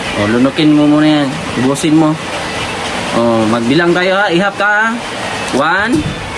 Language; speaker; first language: Filipino; non-native, local second language; Cebuano